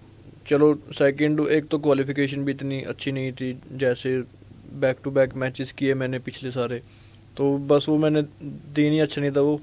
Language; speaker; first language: Hindi; non-native, local second language; Punjabi